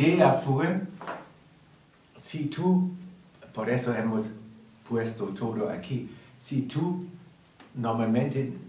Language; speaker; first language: Spanish; non-native, learner; German